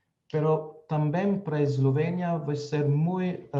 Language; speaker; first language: Spanish; non-native, fluent; Slovenian